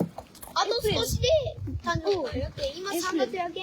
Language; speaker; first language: Japanese; native; Japanese